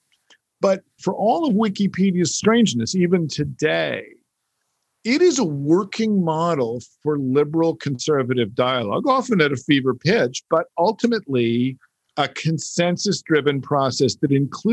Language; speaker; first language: English; native; English